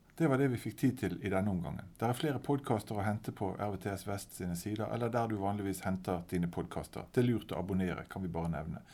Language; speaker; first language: Norwegian; native; Norwegian